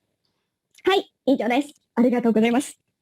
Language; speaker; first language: Japanese; non-native, learner; Indonesian